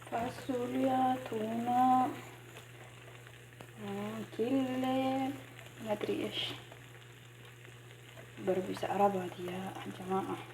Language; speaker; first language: Arabic; non-native, fluent; Oromo